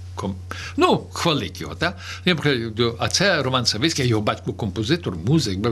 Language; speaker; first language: Ukrainian; early bilingual, heritage; Ukrainian